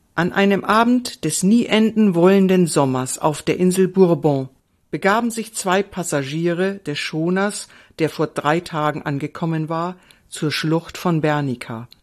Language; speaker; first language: German; native; German